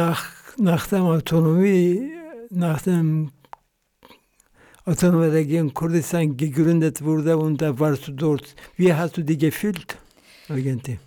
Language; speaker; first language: German; non-native, fluent; Central Kurdish